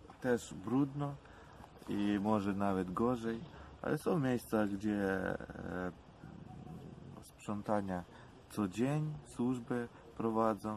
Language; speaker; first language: Polish; non-native, learner; Ukrainian